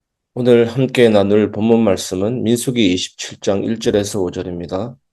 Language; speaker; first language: Korean; native; Korean